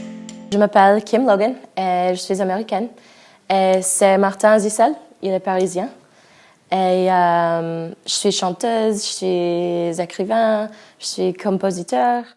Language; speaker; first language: French; non-native, learner; English